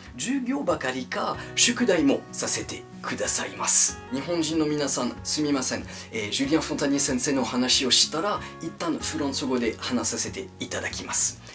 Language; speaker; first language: Japanese; non-native, fluent; French